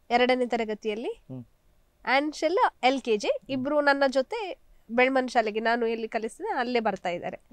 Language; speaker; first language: Kannada; native; Kannada